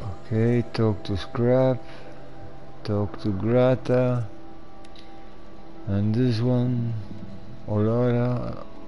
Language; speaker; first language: English; non-native, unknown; Dutch